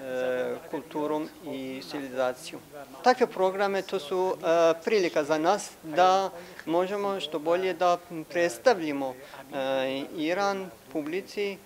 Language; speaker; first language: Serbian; non-native, fluent; Persian